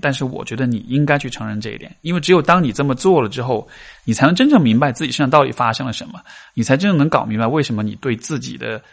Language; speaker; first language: Chinese; native; Chinese